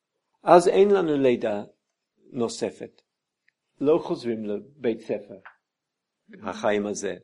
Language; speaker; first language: Hebrew; non-native, fluent; English